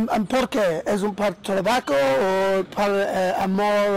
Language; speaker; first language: Spanish; non-native, learner; English